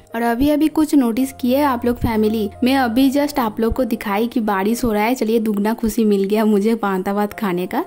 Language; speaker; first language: Hindi; non-native, local second language; Bangla